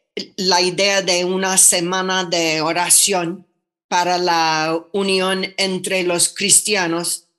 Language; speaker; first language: Spanish; non-native, fluent; English